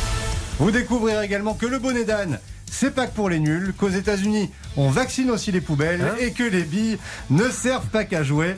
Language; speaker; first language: French; native; French